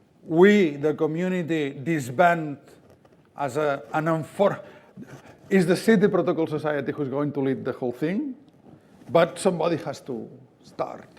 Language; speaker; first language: English; non-native, fluent; Catalan